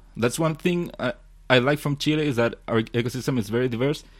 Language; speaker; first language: English; non-native, fluent; Spanish